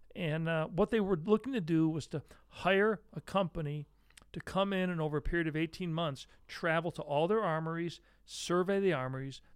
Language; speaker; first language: English; native; English